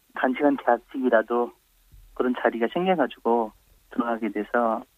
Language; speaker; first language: Korean; non-native, fluent; Nepali